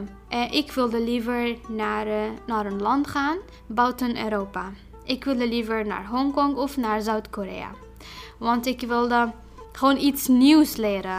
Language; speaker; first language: Dutch; non-native, fluent; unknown